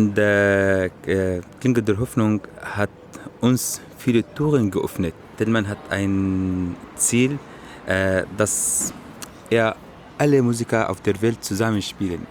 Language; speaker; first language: German; non-native, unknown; Arabic